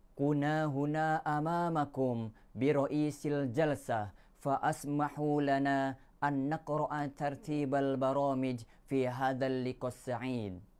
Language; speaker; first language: Arabic; non-native, learner; Indonesian